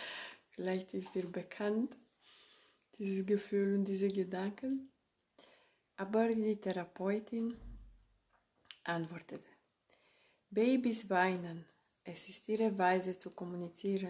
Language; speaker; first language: German; non-native, fluent; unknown